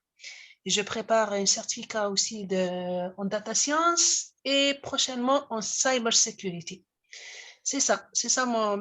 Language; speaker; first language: French; non-native, local second language; Arabic